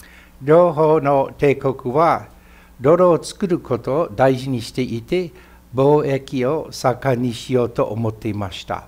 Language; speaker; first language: Japanese; non-native, fluent; English